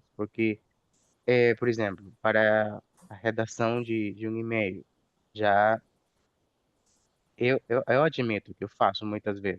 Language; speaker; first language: Portuguese; non-native, fluent; Spanish